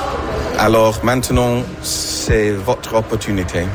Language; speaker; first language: French; non-native, learner; English